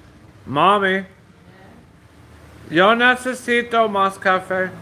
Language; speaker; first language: Spanish; non-native, learner; English